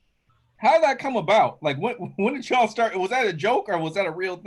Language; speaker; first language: English; native; English